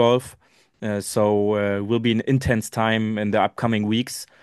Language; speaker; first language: English; non-native, learner; German